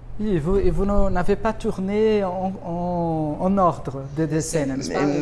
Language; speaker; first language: French; non-native, fluent; Portuguese